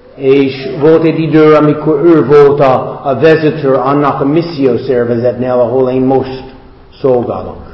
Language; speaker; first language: Hungarian; non-native, fluent; English